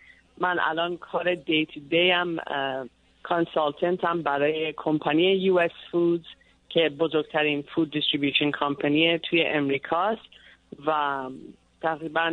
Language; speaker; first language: Persian; early bilingual, heritage; Persian